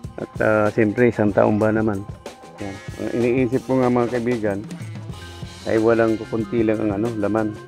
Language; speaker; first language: Filipino; non-native, local second language; Cebuano